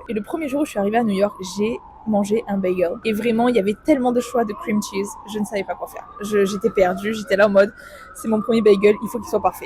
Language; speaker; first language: French; native; French